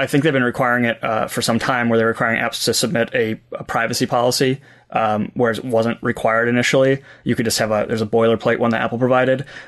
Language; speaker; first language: English; native; English